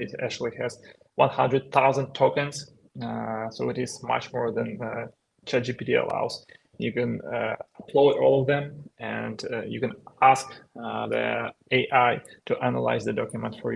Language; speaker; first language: English; non-native, fluent; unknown